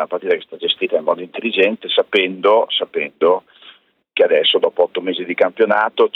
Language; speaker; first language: Italian; native; Italian